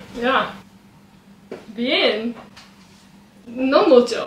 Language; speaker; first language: Spanish; non-native, learner; English